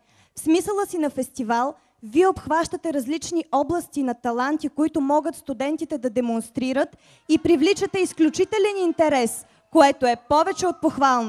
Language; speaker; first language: Bulgarian; native; Bulgarian